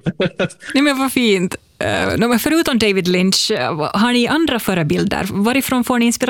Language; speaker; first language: Swedish; native; Swedish